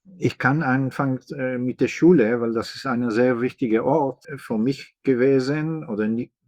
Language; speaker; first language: German; non-native, fluent; Hebrew